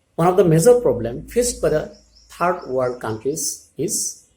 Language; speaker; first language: English; non-native, local second language; Assamese